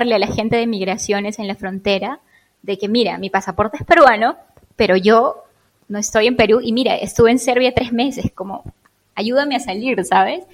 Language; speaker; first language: Spanish; native; Spanish